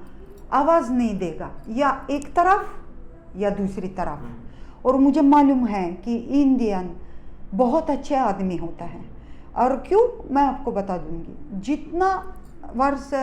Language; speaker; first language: Hindi; non-native, fluent; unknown